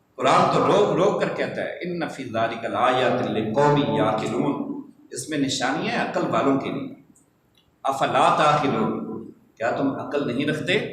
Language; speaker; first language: Urdu; non-native, local second language; Punjabi